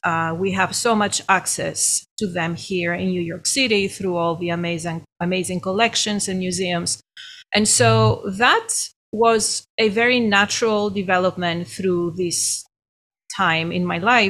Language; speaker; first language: English; non-native, fluent; Greek